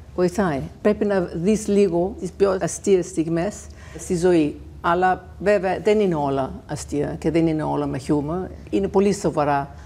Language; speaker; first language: Greek; non-native, fluent; Danish